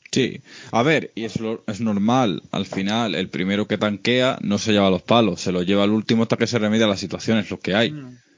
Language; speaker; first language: Spanish; native; Spanish